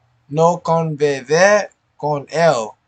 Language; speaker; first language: Spanish; non-native, learner; English